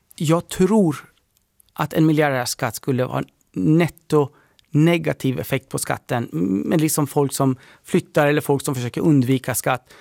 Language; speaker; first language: Swedish; early bilingual, other home language; Persian